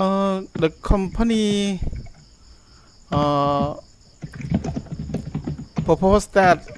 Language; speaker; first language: English; non-native, learner; Thai